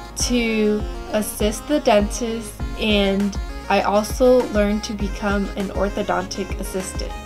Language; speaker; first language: English; native; English